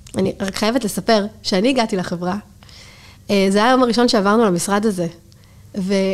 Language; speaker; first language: Hebrew; native; Hebrew